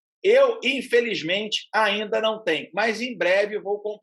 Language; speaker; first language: Portuguese; native; Portuguese